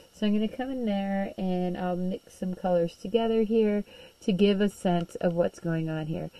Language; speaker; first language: English; native; English